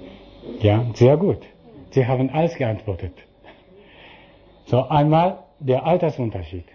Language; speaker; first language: German; non-native, fluent; Japanese